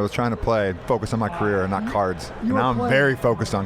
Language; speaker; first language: English; native; English